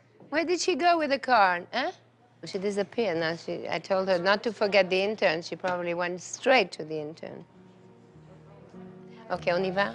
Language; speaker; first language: English; non-native, fluent; French